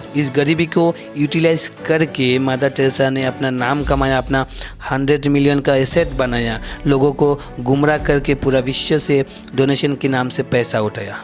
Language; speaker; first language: Hindi; non-native, local second language; Bangla